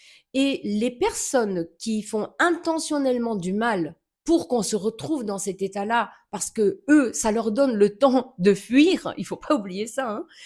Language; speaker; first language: French; native; French